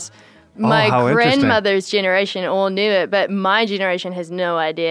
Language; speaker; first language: English; native; English